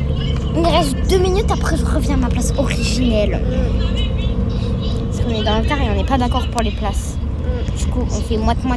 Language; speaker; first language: French; native; French